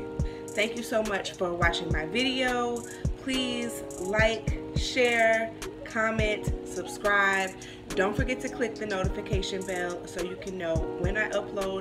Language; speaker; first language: English; native; English